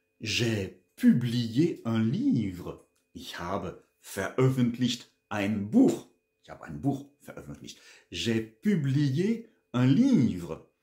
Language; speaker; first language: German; non-native, fluent; French